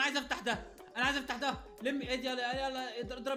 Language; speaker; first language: Arabic; native; Arabic